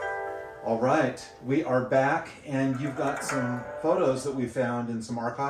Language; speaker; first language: English; native; English